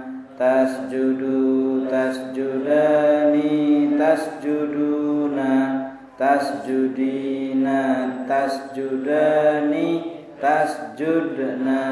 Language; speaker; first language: Arabic; non-native, learner; Indonesian